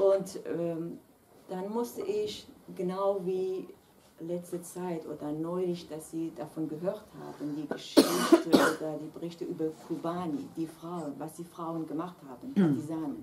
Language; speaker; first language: German; non-native, fluent; Kurdish